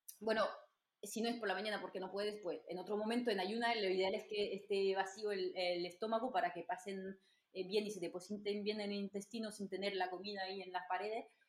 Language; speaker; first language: Spanish; non-native, fluent; French